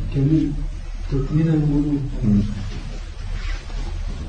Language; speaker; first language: Arabic; non-native, learner; French